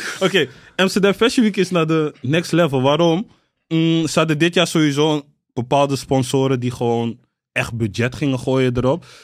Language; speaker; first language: Dutch; native; Dutch